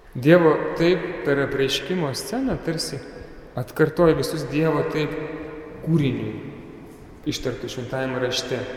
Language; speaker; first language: Lithuanian; native; Lithuanian